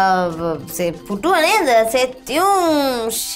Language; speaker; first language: French; non-native, learner; Sinhala